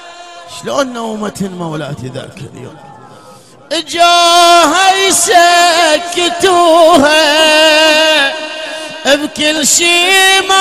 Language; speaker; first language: Arabic; native; Arabic